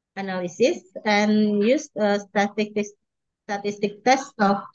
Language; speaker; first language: English; non-native, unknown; Indonesian